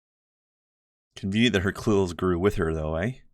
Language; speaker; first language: English; native; English